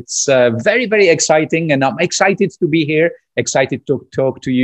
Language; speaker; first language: English; non-native, fluent; Czech